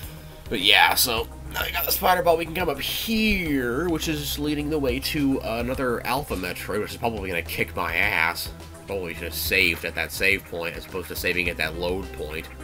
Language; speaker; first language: English; native; English